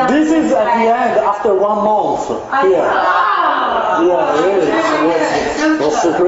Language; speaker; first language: English; non-native, learner; Italian